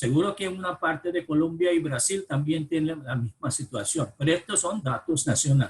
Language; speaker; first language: Spanish; non-native, fluent; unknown